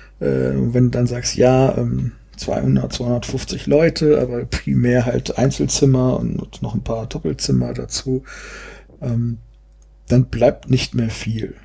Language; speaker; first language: German; native; German